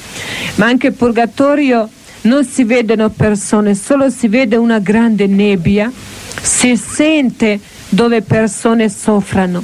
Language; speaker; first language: Italian; non-native, learner; Croatian